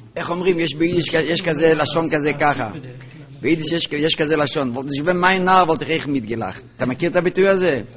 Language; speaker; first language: Hebrew; non-native, local second language; Yiddish